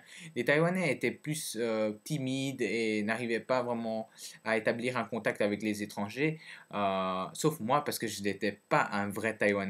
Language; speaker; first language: French; early bilingual, other home language; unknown